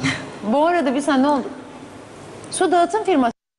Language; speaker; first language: Turkish; native; Turkish